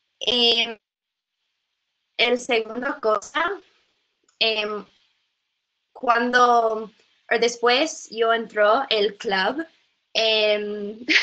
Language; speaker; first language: Spanish; non-native, learner; English